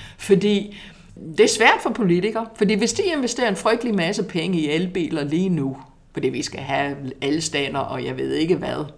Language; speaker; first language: Danish; non-native, fluent; English